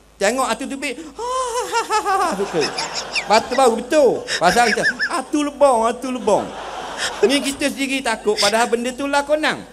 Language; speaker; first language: Malay; native; Malay